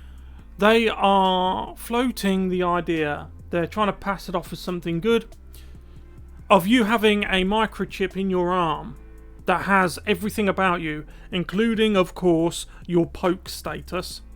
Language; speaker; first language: English; native; English